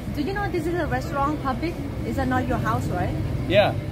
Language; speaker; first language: English; non-native, learner; Thai